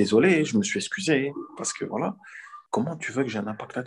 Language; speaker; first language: French; native; French